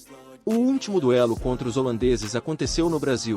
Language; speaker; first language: Portuguese; native; Portuguese